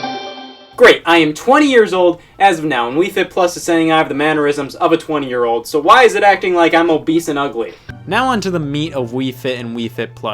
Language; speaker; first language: English; native; English